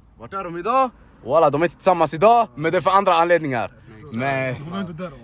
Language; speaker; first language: Swedish; early bilingual, other home language; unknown